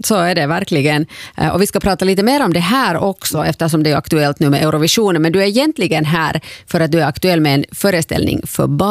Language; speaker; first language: Swedish; native; Swedish